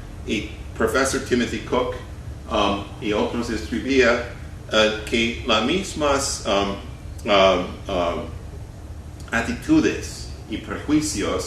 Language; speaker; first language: Spanish; non-native, fluent; English